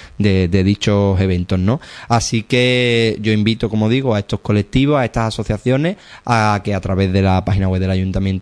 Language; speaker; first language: Spanish; native; Spanish